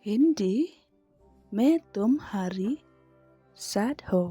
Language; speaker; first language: Hindi; non-native, local second language; Khasi